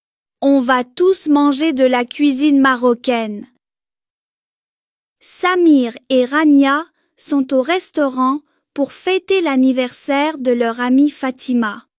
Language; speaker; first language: French; non-native, local second language; Arabic